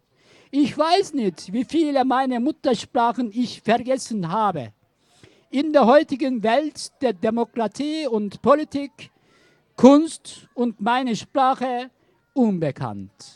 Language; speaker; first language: German; non-native, learner; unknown